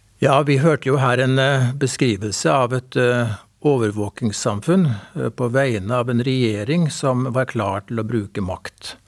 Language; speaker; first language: Norwegian; native; Norwegian